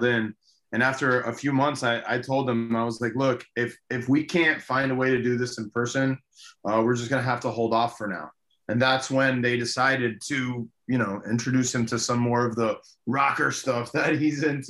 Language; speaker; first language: English; early bilingual, other home language; Spanish